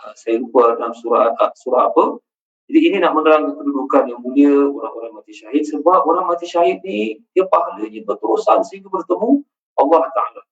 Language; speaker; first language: Malay; native; Malay